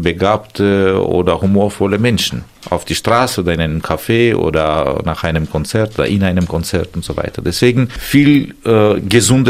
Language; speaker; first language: German; non-native, fluent; Armenian